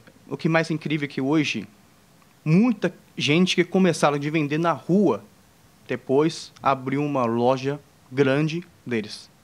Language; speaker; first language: Portuguese; non-native, fluent; Chinese